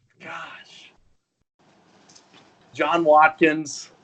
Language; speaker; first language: English; native; English